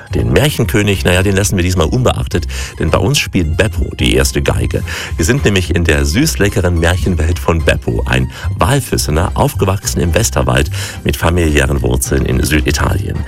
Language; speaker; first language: German; native; German